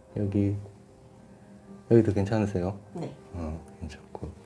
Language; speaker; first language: Korean; native; Korean